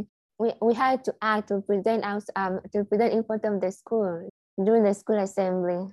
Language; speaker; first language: English; non-native, local second language; Swahili